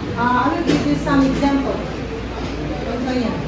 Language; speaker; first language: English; non-native, fluent; Indonesian